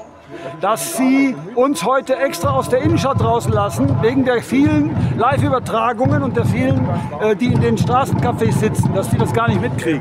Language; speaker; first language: German; native; German